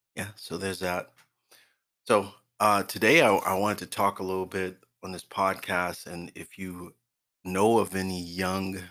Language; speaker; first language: English; native; English